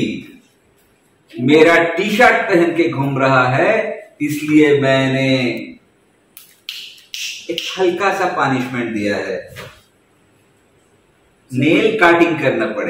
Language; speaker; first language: Hindi; non-native, local second language; Bangla